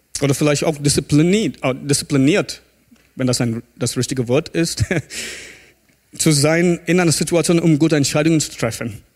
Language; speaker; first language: German; non-native, fluent; English